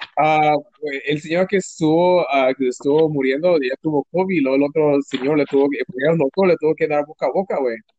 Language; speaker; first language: Spanish; early bilingual, heritage; Spanish